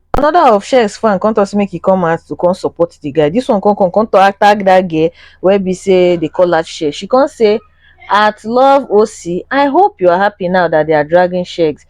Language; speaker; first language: Nigerian Pidgin; non-native, local second language; Yoruba